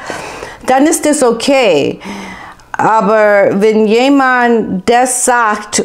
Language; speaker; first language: German; non-native, learner; English